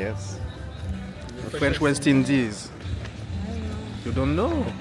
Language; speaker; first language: English; non-native, learner; French